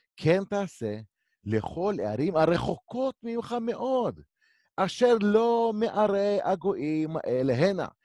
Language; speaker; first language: Hebrew; native; Hebrew